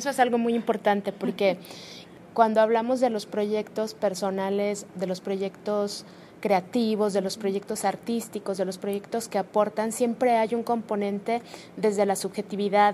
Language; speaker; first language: Spanish; native; Spanish